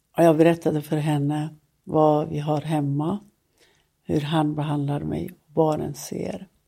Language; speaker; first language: Swedish; non-native, fluent; Persian